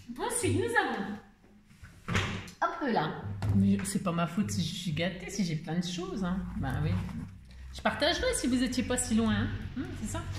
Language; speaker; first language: French; native; French